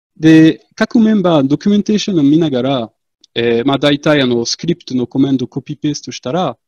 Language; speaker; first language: Japanese; non-native, fluent; French